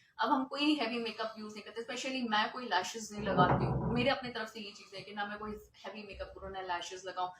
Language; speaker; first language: Hindi; native; Hindi